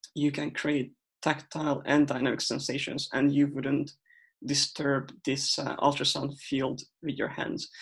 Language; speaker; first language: English; non-native, fluent; Hungarian